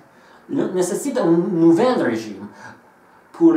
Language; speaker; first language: French; non-native, learner; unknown